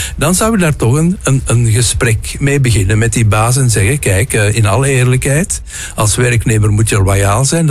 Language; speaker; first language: Dutch; native; Dutch